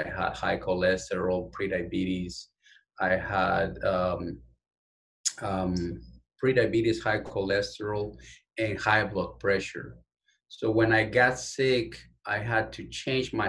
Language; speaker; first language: English; non-native, fluent; Spanish